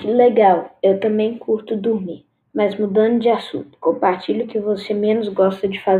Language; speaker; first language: Portuguese; non-native, learner; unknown